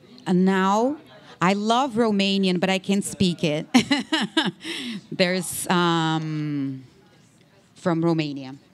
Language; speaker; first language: English; non-native, fluent; Portuguese